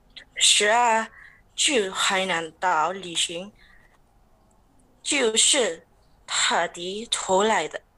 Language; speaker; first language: Chinese; non-native, learner; Indonesian